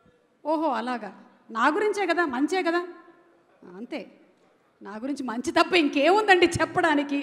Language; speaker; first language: Telugu; native; Telugu